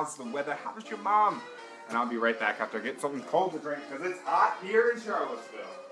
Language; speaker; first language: English; native; English